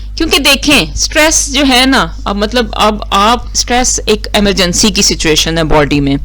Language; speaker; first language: Urdu; non-native, local second language; Punjabi